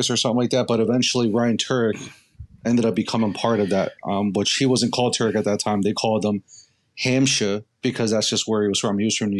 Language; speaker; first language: English; native; English